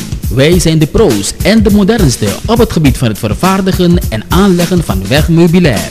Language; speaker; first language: Dutch; native; Dutch